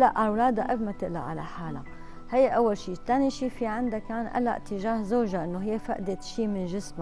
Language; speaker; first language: Arabic; native; Arabic